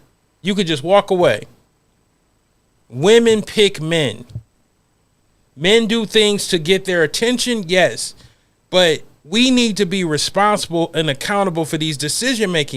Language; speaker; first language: English; native; English